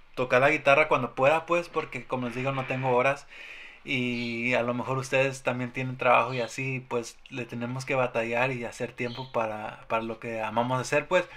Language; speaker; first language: Spanish; early bilingual, heritage; Spanish